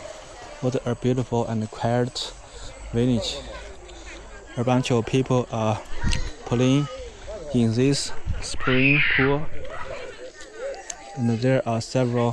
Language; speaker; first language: English; non-native, fluent; Chinese